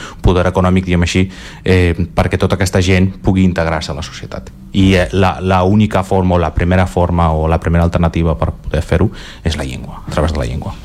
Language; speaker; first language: Catalan; early bilingual, other home language; Azerbaijani